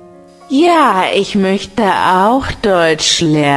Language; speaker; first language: German; non-native, learner; Vietnamese